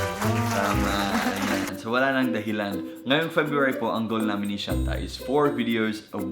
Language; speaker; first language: Filipino; non-native, fluent; English